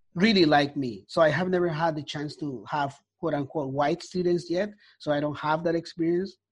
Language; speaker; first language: English; non-native, fluent; Spanish